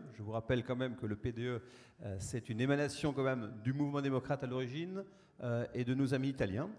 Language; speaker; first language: French; native; French